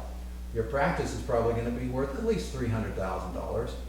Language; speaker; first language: English; native; English